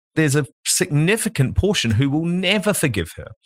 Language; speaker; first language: English; native; English